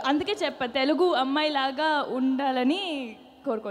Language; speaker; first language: Telugu; non-native, fluent; Punjabi